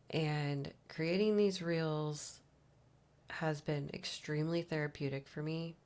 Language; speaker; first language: English; native; English